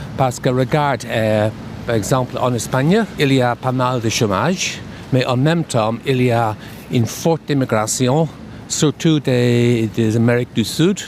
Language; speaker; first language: French; non-native, fluent; English